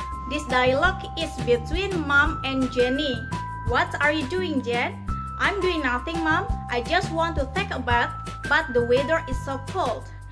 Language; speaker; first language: English; non-native, fluent; Indonesian